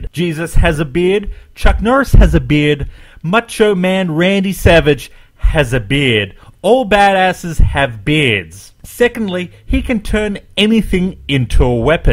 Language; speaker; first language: English; native; English